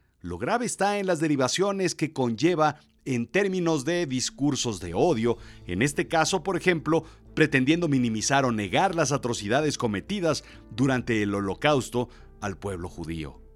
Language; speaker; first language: Spanish; native; Spanish